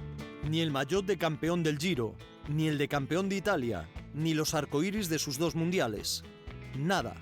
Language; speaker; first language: Spanish; native; Spanish